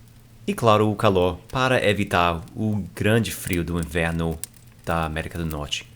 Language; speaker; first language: Portuguese; non-native, fluent; English